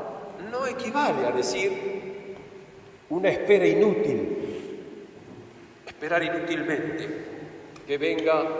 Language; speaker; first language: Spanish; native; Spanish